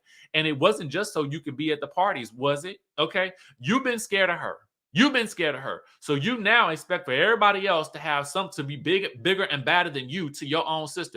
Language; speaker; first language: English; native; English